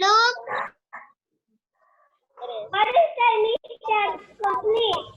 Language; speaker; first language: English; non-native, learner; Spanish